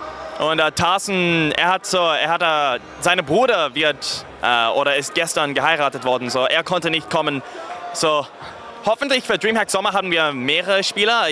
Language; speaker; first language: German; non-native, fluent; English